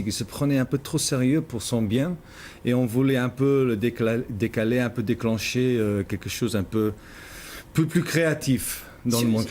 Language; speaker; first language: French; non-native, fluent; English